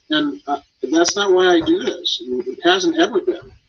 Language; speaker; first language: English; native; English